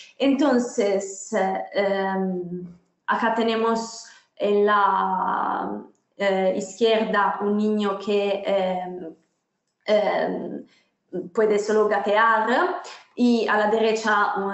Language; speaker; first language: Spanish; non-native, fluent; Italian